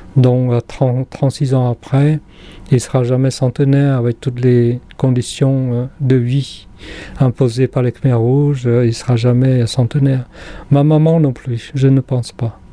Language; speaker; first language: French; non-native, fluent; Khmer